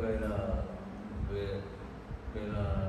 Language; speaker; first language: Thai; non-native, learner; Cantonese